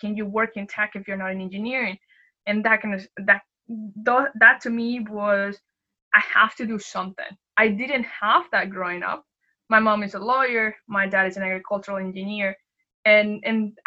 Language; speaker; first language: English; non-native, fluent; Spanish